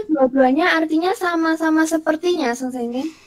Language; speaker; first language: Indonesian; native; Indonesian